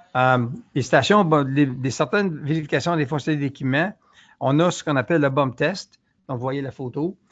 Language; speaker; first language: French; native; French